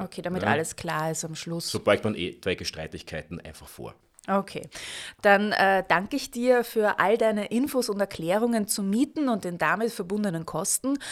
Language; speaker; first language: German; native; German